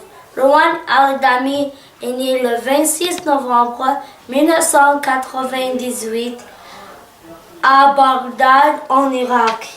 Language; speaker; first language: French; early bilingual, other home language; Arabic